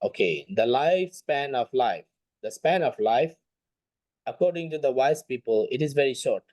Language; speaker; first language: English; non-native, fluent; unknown